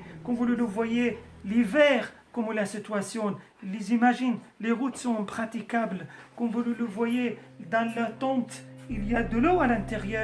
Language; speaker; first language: French; non-native, fluent; Arabic